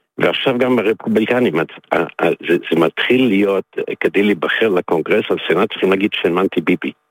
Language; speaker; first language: Hebrew; non-native, fluent; English